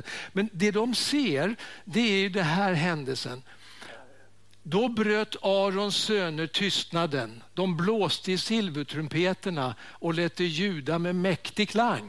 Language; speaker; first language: Swedish; native; Swedish